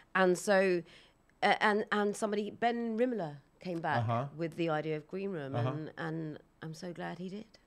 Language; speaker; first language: English; native; English